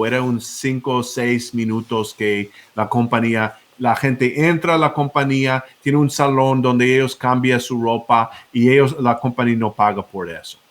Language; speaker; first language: Spanish; non-native, fluent; English